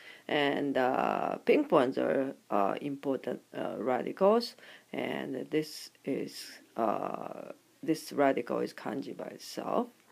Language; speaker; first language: English; non-native, fluent; Japanese